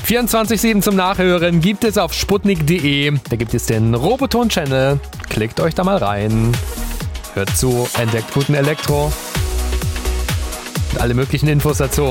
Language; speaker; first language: German; native; German